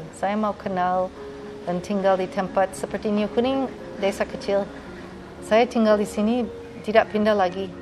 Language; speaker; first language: Indonesian; non-native, fluent; English